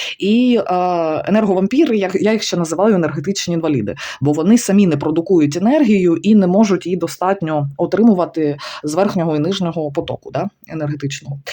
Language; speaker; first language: Ukrainian; non-native, local second language; Russian